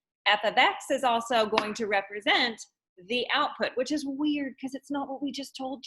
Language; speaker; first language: English; native; English